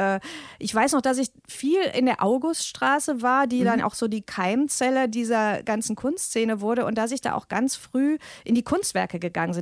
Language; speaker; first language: German; native; German